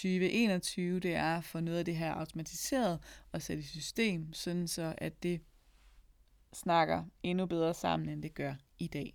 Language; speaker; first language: Danish; native; Danish